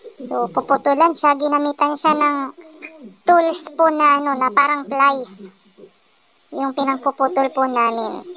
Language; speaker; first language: Filipino; non-native, local second language; Pangasinan